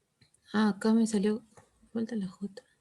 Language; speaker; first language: Spanish; native; Spanish